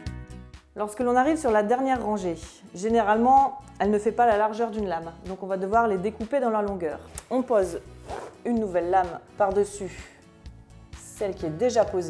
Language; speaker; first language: French; native; French